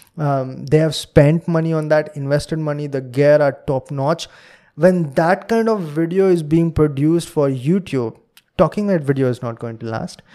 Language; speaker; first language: English; non-native, local second language; Hindi